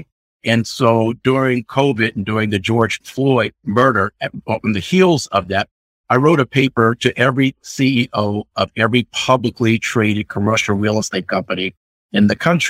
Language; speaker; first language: English; native; English